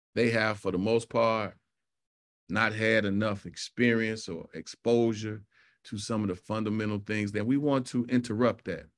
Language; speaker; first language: English; native; English